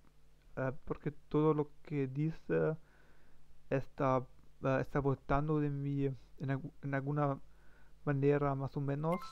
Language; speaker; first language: Spanish; non-native, learner; German